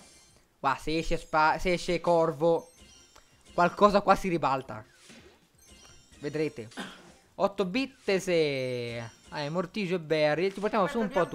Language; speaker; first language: Italian; native; Italian